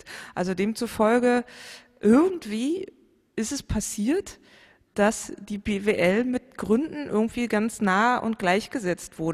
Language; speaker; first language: German; native; German